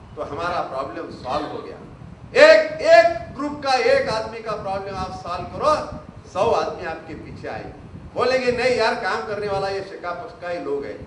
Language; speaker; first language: Hindi; non-native, local second language; Marathi